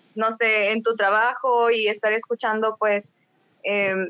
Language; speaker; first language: Spanish; native; Spanish